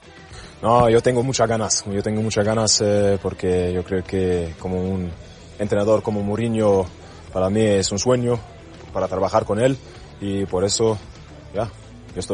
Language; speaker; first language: Spanish; non-native, learner; German